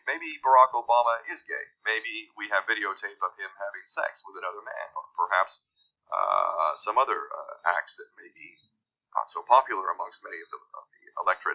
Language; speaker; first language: English; native; English